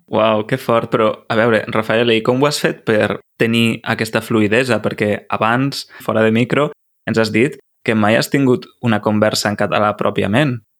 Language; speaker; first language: Catalan; native; Catalan